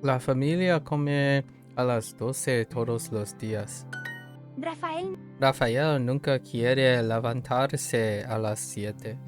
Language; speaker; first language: Spanish; non-native, learner; English